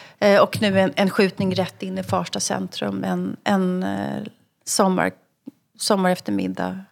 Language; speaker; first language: Swedish; native; Swedish